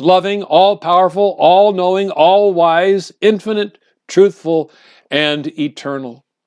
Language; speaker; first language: English; native; English